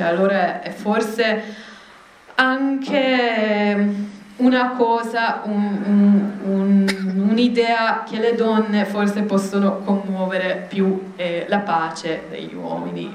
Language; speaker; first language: Italian; non-native, fluent; Hebrew